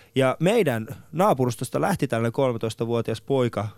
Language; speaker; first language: Finnish; early bilingual, other home language; Persian